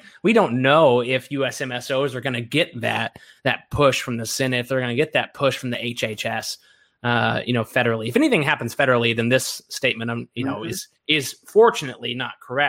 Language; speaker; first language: English; native; English